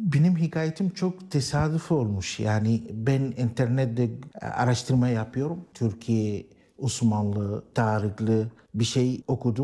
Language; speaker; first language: Turkish; non-native, learner; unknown